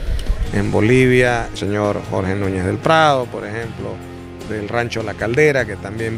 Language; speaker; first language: Spanish; native; Spanish